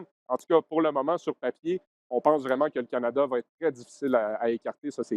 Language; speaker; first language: French; native; French